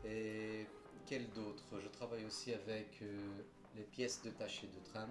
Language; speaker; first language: French; non-native, fluent; Portuguese